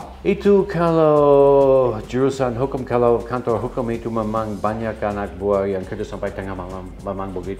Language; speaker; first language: Indonesian; non-native, fluent; English